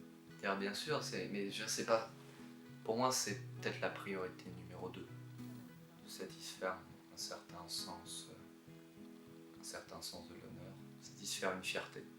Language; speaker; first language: French; native; French